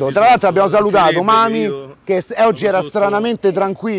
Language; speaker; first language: Italian; native; Italian